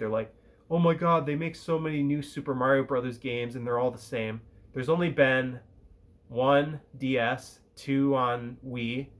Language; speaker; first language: English; native; English